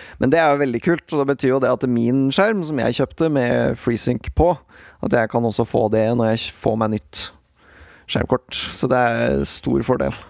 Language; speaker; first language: Norwegian; native; Norwegian